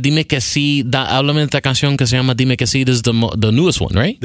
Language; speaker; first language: Spanish; early bilingual, other home language; English